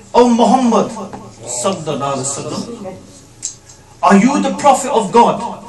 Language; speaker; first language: English; early bilingual, other home language; Punjabi